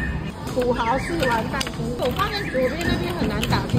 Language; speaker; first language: Chinese; native; Chinese